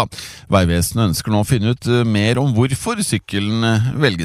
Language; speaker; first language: Norwegian; native; Norwegian